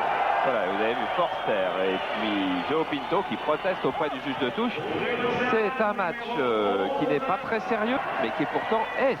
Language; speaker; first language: French; native; French